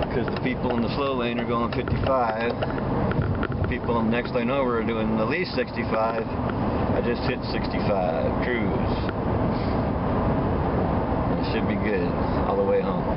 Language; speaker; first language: English; native; English